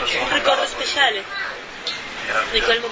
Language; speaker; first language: Italian; non-native, fluent; Spanish